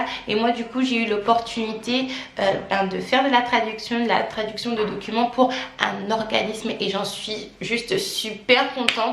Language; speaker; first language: French; native; French